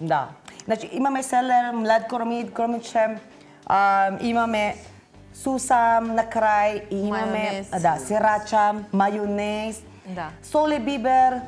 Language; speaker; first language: Macedonian; non-native, learner; Filipino